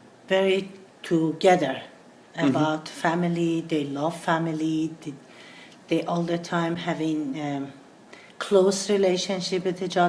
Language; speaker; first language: English; non-native, learner; Persian